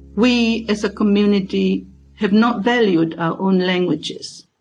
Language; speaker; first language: English; non-native, fluent; Tongan